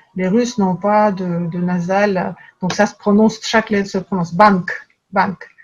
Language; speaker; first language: French; non-native, fluent; Russian